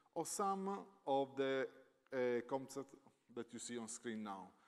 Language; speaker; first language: English; non-native, fluent; Italian